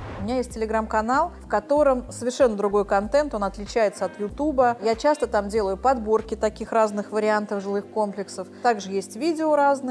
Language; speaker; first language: Russian; native; Russian